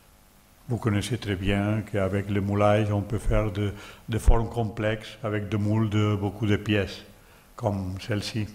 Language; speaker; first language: French; non-native, learner; Catalan